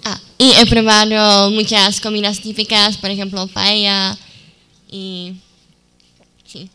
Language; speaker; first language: Spanish; non-native, learner; Czech